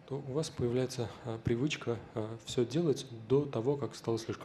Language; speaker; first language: Russian; native; Russian